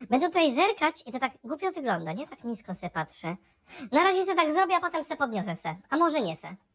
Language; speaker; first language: Polish; native; Polish